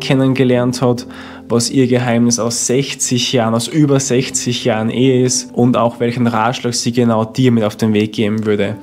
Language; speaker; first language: German; native; German